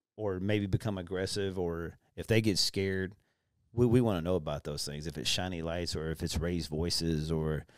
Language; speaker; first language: English; native; English